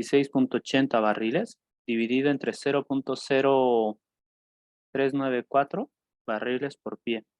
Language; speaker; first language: Spanish; native; Spanish